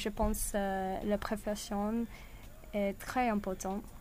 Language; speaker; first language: French; non-native, learner; English